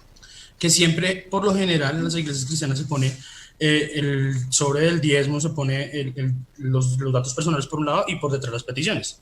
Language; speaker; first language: Spanish; native; Spanish